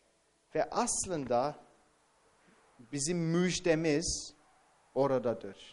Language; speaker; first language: Turkish; non-native, fluent; English